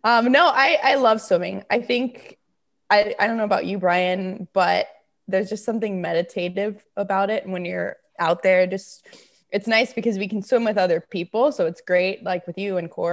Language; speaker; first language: English; native; English